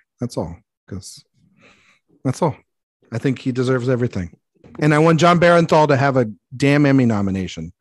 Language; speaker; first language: English; native; English